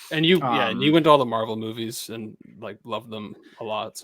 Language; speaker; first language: English; native; English